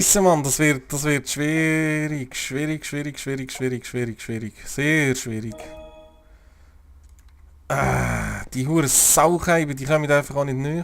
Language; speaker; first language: German; native; German